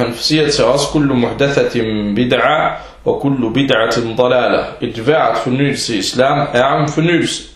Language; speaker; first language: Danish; early bilingual, other home language; Arabic